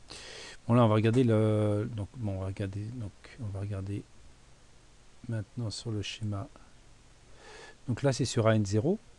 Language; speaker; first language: French; native; French